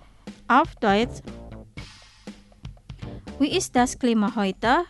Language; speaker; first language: German; non-native, fluent; Indonesian